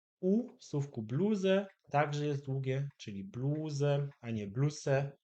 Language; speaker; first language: Polish; native; Polish